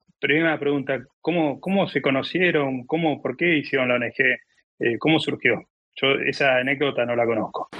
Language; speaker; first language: Spanish; native; Spanish